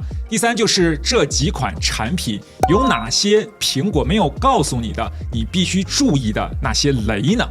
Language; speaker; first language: Chinese; native; Chinese